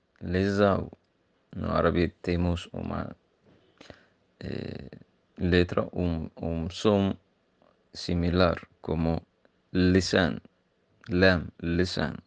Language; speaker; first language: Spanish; non-native, learner; Arabic